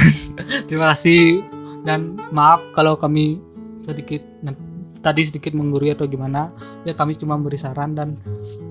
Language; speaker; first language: Indonesian; native; Indonesian